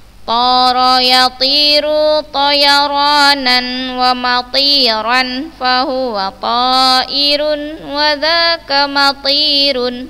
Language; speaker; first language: Arabic; non-native, fluent; Indonesian